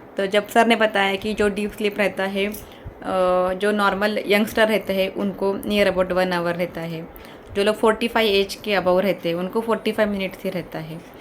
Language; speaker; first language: Hindi; non-native, local second language; Kannada